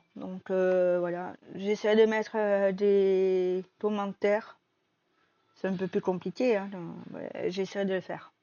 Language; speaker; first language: French; native; French